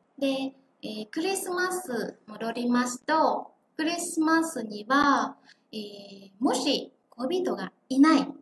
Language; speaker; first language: Japanese; non-native, fluent; Vietnamese